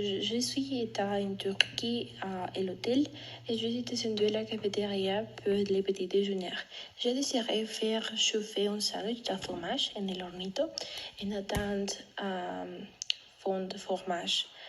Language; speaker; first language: French; non-native, learner; Spanish